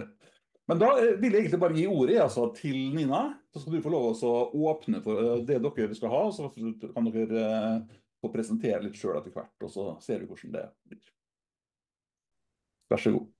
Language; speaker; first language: Norwegian; native; Norwegian